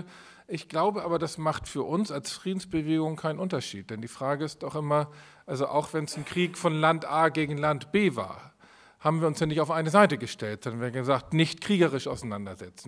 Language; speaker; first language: German; native; German